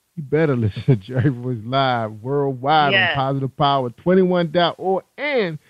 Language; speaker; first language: English; native; English